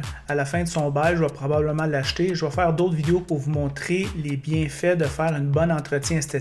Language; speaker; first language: French; native; French